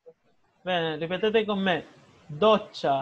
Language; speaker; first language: Italian; non-native, fluent; Spanish